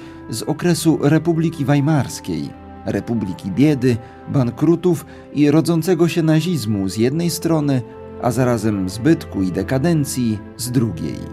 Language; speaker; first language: Polish; native; Polish